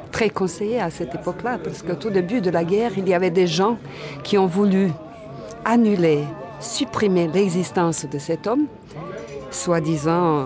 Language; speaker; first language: French; non-native, fluent; Bosnian